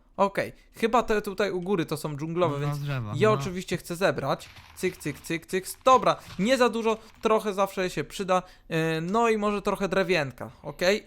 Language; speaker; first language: Polish; native; Polish